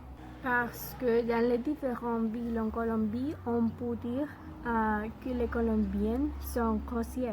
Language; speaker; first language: French; non-native, learner; Spanish